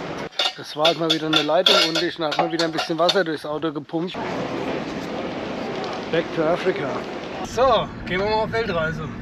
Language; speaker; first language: German; native; German